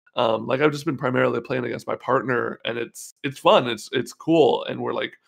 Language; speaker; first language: English; native; English